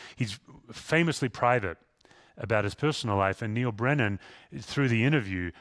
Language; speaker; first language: English; native; English